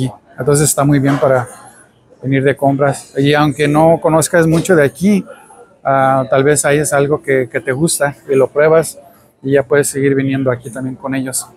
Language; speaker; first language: Spanish; early bilingual, heritage; Spanish